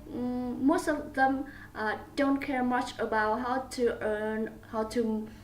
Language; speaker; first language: English; non-native, learner; Vietnamese